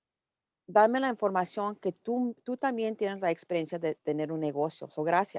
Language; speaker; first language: Spanish; early bilingual, heritage; English